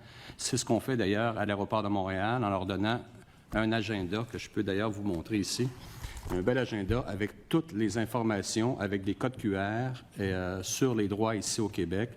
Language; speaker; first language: French; native; French